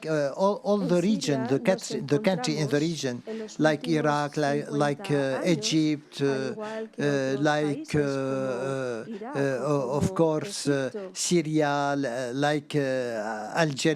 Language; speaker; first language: English; non-native, fluent; Arabic